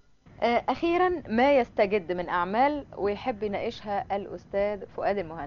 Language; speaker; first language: Arabic; native; Arabic